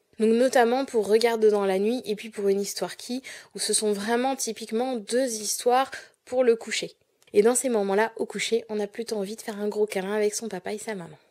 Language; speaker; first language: French; native; French